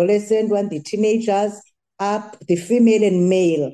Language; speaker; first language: English; non-native, local second language; Xhosa